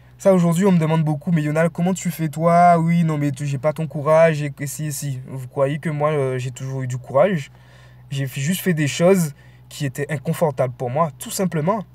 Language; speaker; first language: French; native; French